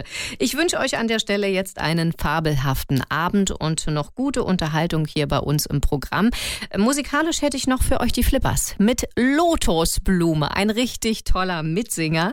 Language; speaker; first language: German; native; German